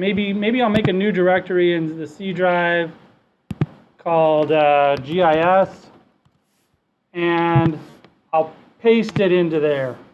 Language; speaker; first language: English; native; English